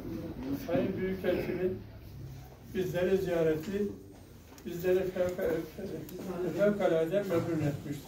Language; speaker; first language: Turkish; native; Turkish